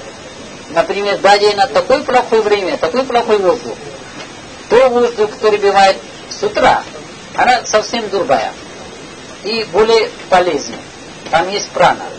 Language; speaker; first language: Russian; non-native, learner; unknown